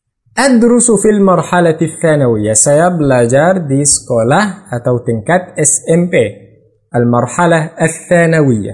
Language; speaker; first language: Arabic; non-native, fluent; Indonesian